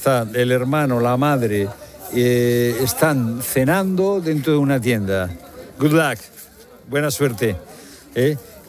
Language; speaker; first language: Spanish; native; Spanish